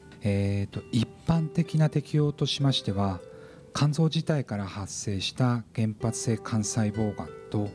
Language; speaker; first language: Japanese; native; Japanese